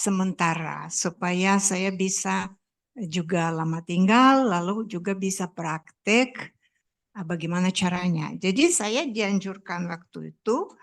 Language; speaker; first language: Indonesian; non-native, fluent; Russian